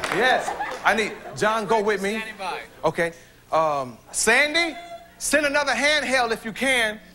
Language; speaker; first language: English; native; English